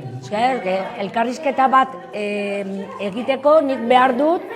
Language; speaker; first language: Basque; non-native, local second language; Spanish